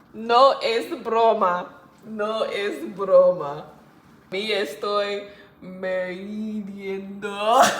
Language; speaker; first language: Spanish; non-native, learner; English